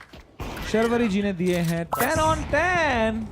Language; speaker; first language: Hindi; native; Hindi